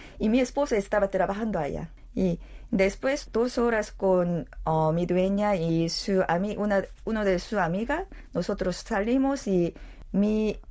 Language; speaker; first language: Spanish; non-native, learner; Korean